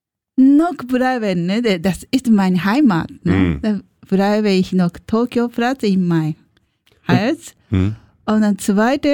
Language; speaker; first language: German; non-native, learner; Japanese